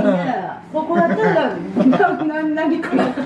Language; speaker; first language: Japanese; native; Japanese